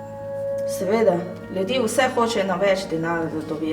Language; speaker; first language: Slovenian; non-native, learner; Chinese